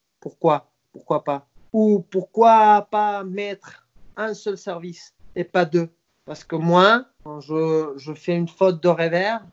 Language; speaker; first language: French; non-native, fluent; Spanish